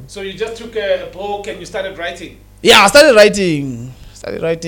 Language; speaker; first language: English; non-native, local second language; Xhosa